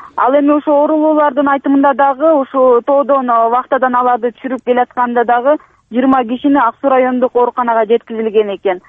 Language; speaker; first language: Kyrgyz; non-native, local second language; Russian